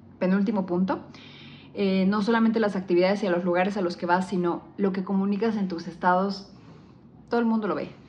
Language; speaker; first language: Spanish; native; Spanish